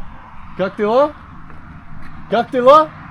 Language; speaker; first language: Russian; non-native, learner; English